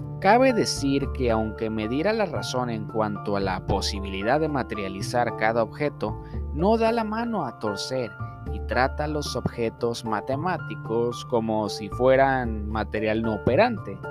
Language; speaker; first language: Spanish; native; Spanish